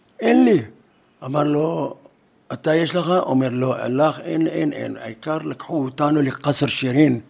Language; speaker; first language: Hebrew; non-native, fluent; Arabic